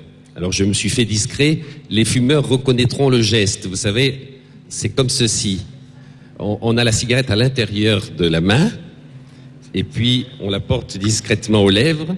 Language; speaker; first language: French; native; French